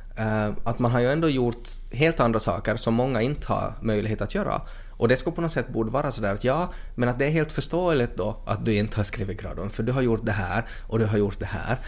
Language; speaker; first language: Swedish; native; Swedish